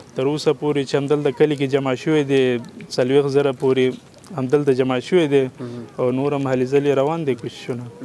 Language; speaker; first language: Pashto; non-native, local second language; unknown